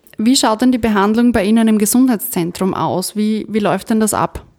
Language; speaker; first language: German; native; German